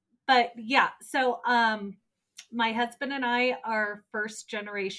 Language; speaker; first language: English; native; English